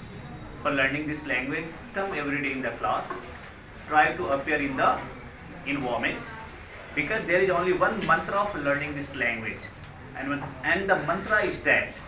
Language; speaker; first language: English; non-native, local second language; Hindi